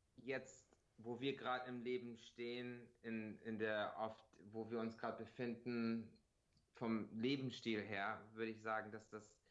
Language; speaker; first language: German; native; German